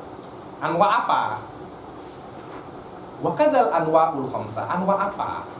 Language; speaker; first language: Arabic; non-native, fluent; Indonesian